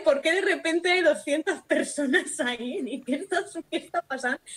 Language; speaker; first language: Spanish; non-native, local second language; Catalan